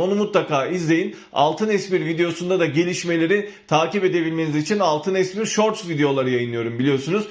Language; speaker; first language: Turkish; native; Turkish